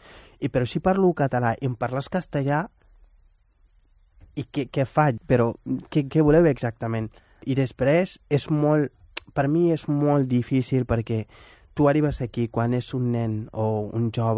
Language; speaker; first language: Catalan; non-native, fluent; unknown